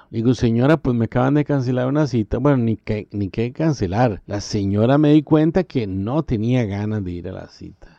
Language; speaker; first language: Spanish; native; Spanish